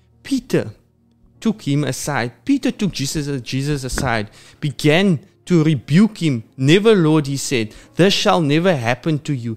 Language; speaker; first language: English; non-native, local second language; Afrikaans